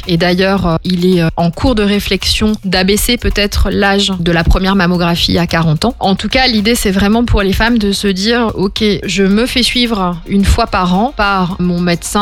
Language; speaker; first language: French; native; French